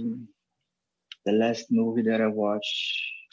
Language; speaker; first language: English; non-native, fluent; Portuguese